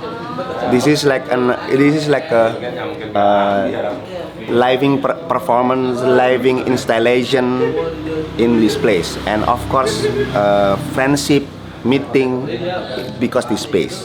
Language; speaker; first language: English; non-native, learner; Indonesian